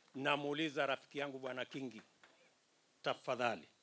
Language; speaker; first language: Swahili; native; Swahili